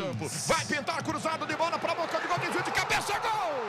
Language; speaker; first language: Portuguese; native; Portuguese